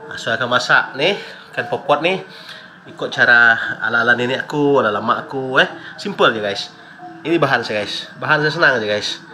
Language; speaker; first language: Malay; non-native, local second language; Iban